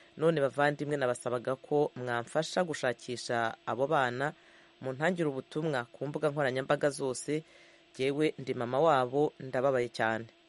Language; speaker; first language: Kinyarwanda; native; Kinyarwanda